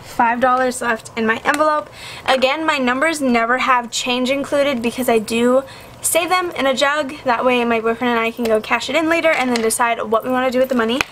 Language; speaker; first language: English; native; English